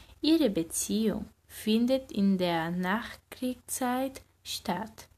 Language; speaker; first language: German; non-native, learner; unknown